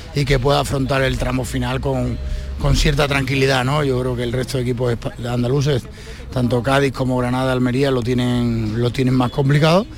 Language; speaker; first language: Spanish; native; Spanish